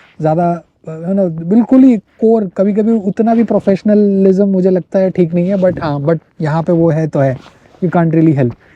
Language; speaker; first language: Hindi; native; Hindi